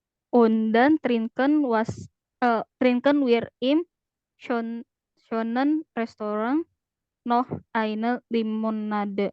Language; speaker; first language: German; non-native, learner; Indonesian